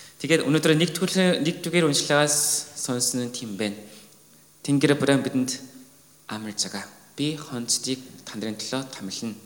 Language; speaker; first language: Mongolian; non-native, fluent; Korean